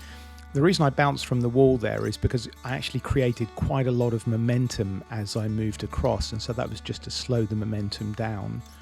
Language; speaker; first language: English; native; English